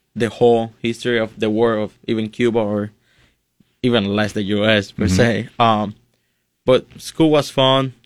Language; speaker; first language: English; non-native, fluent; Spanish